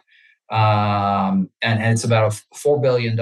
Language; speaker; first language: English; non-native, fluent; French